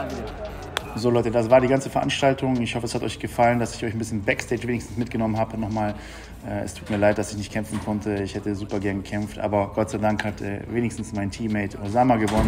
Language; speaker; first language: German; native; German